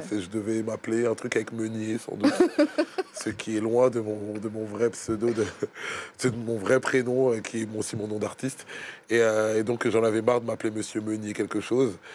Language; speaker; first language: French; native; French